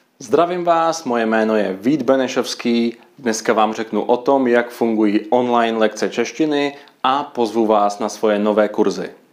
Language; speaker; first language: Czech; native; Czech